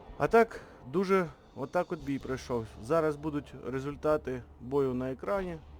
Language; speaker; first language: Ukrainian; non-native, local second language; Russian